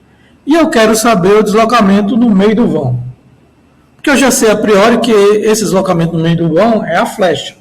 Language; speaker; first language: Portuguese; native; Portuguese